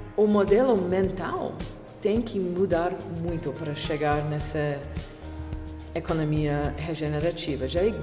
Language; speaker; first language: Portuguese; non-native, fluent; English